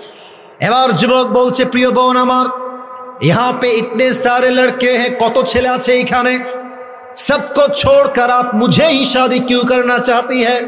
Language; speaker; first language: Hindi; non-native, fluent; Bangla